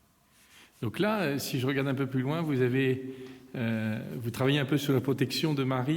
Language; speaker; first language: French; native; French